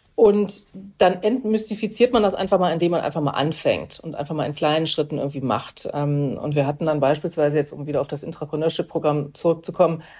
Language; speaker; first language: German; native; German